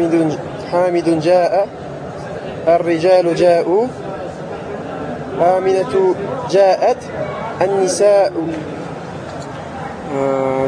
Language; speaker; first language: Arabic; non-native, learner; French